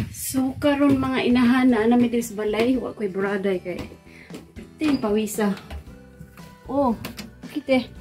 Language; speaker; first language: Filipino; non-native, local second language; Cebuano